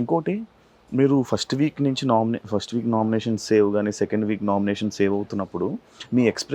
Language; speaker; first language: Telugu; native; Telugu